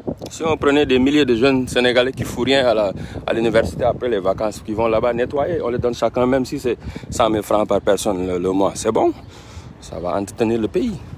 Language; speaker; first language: French; non-native, local second language; Wolof